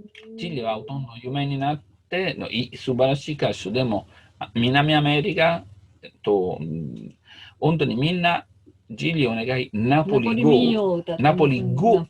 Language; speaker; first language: Japanese; non-native, learner; Italian